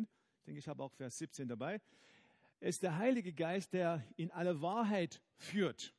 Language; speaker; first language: German; non-native, fluent; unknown